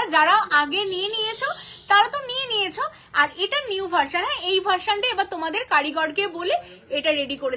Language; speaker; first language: Bangla; native; Bangla